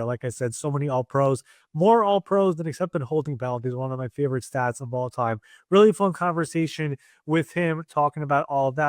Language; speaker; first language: English; native; English